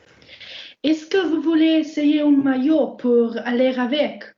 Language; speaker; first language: French; non-native, learner; Slovenian